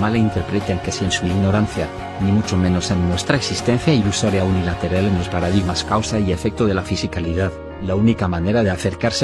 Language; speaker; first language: Spanish; native; Spanish